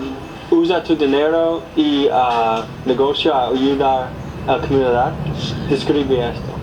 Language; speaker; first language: Spanish; non-native, learner; English